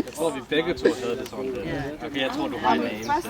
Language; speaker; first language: Danish; early bilingual, other home language; Tamil